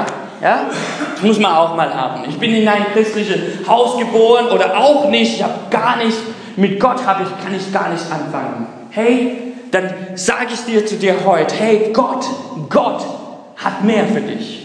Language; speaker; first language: German; non-native, fluent; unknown